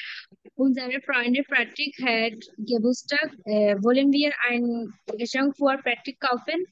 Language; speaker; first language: German; non-native, learner; Bangla